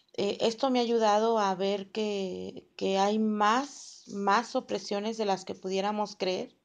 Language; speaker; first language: Spanish; native; Spanish